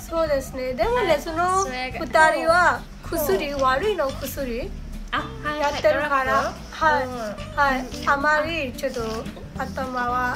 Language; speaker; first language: Japanese; non-native, learner; Burmese